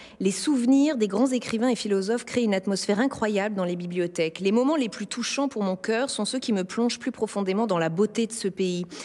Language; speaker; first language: French; native; French